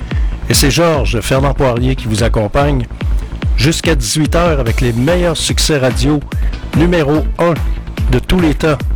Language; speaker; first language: French; native; French